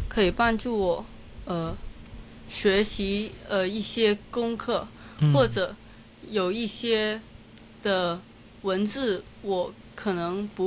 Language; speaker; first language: Chinese; non-native, local second language; Cantonese